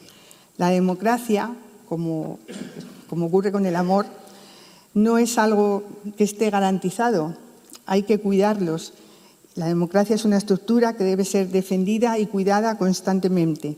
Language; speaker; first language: Spanish; native; Spanish